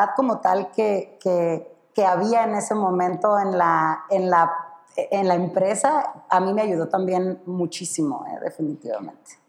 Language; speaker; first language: Spanish; native; Spanish